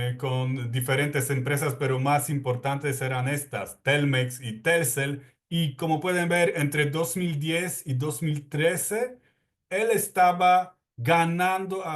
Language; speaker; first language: Spanish; non-native, fluent; Polish